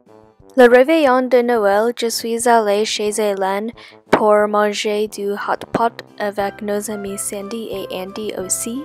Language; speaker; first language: French; non-native, learner; English